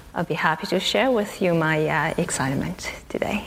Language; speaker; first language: English; non-native, fluent; Chinese